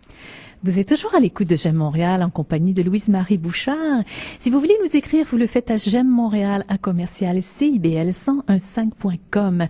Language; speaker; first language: French; native; French